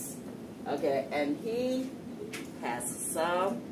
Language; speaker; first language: English; non-native, fluent; Chinese